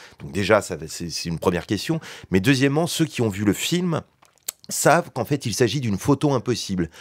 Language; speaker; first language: French; native; French